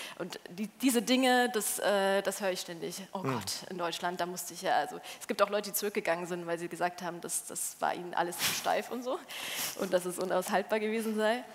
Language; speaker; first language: German; early bilingual, other home language; Polish